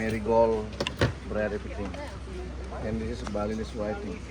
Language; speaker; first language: English; non-native, learner; Balinese